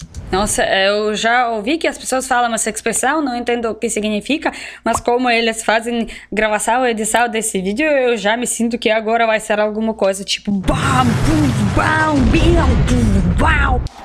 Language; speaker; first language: Portuguese; non-native, learner; Russian